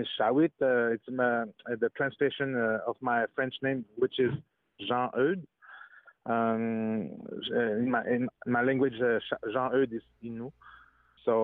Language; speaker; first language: English; non-native, fluent; French